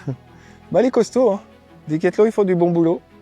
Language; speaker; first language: French; native; French